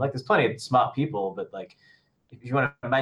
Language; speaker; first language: English; native; English